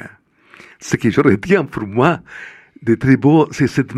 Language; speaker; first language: French; non-native, fluent; Spanish